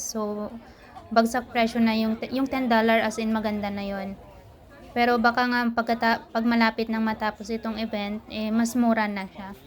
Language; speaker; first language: Filipino; native; Filipino